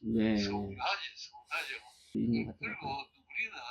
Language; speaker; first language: Korean; early bilingual, heritage; Korean